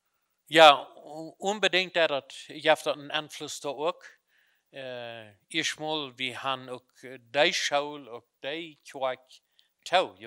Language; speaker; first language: German; non-native, learner; Plautdietsch